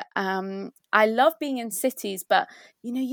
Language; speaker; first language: English; native; English